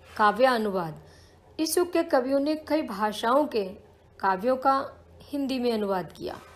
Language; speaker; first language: Hindi; native; Hindi